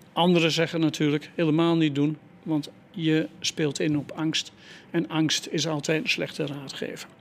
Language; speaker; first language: Dutch; native; Dutch